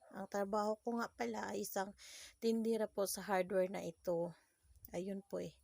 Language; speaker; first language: Filipino; non-native, local second language; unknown